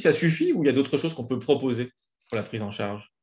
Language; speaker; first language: French; native; French